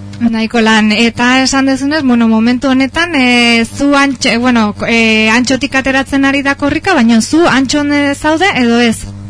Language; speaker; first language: Basque; native; Basque